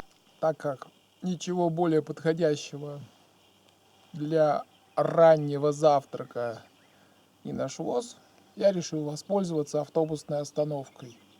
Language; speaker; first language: Russian; native; Russian